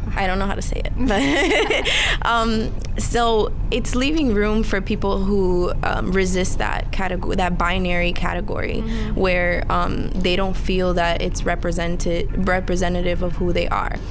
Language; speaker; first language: English; early bilingual, other home language; Spanish